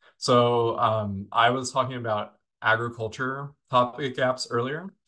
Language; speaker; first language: English; native; English